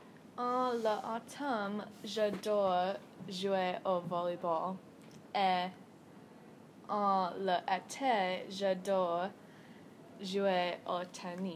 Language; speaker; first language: French; non-native, learner; English